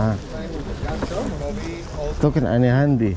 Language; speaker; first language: German; non-native, learner; Filipino